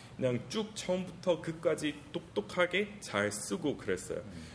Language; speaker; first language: Korean; non-native, fluent; English